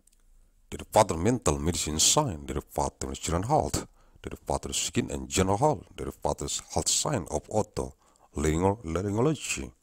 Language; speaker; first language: English; non-native, learner; Indonesian